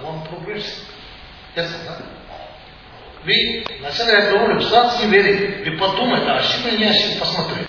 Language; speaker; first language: Russian; non-native, learner; Tibetan